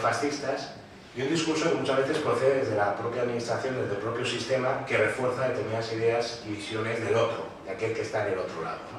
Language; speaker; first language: Spanish; native; Spanish